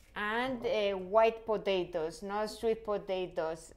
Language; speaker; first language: English; non-native, fluent; Spanish